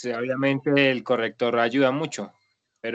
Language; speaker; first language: Spanish; native; Spanish